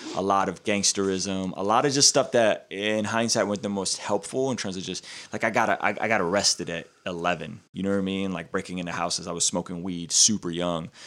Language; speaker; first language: English; early bilingual, other home language; Russian